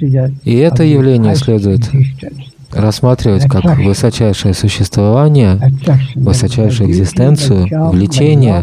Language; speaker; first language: Russian; native; Russian